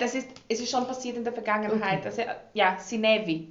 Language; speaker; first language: German; non-native, fluent; Greek